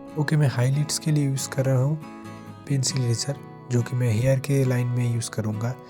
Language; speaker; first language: Hindi; non-native, local second language; Bangla